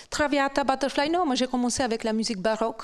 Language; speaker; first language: French; non-native, fluent; Albanian